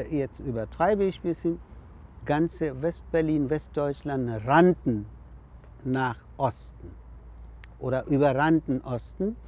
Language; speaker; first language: German; non-native, fluent; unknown